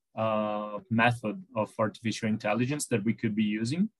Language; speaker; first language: English; non-native, fluent; Portuguese